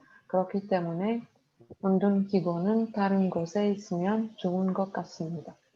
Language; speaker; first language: Korean; non-native, learner; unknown